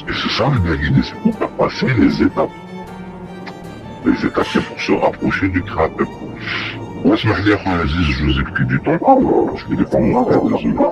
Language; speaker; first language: French; native; French